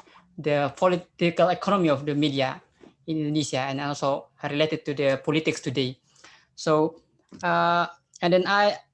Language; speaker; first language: English; non-native, fluent; Indonesian